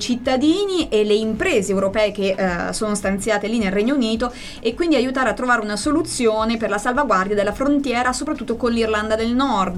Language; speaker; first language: Italian; native; Italian